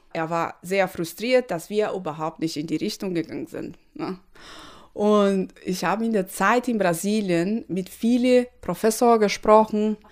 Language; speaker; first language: German; non-native, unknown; Portuguese